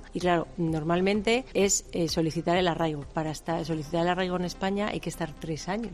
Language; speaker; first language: Spanish; native; Spanish